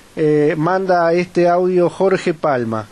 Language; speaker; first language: Spanish; native; Spanish